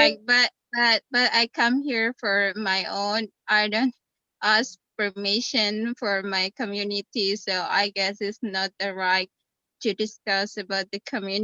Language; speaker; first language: English; non-native, fluent; Indonesian